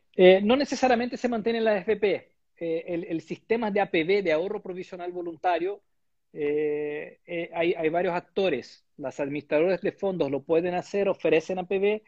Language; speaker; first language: Spanish; non-native, fluent; Portuguese